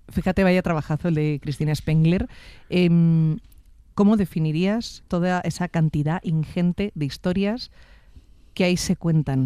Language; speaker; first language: Spanish; native; Spanish